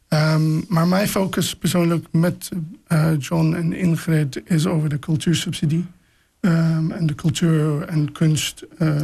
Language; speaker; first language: Dutch; non-native, fluent; English